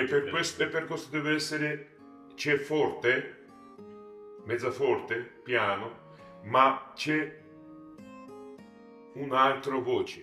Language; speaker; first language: Italian; non-native, learner; Georgian